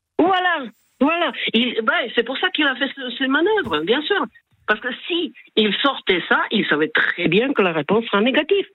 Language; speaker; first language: French; non-native, fluent; Slovak